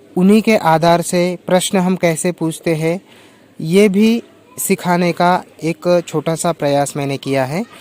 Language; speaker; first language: Hindi; non-native, local second language; Marathi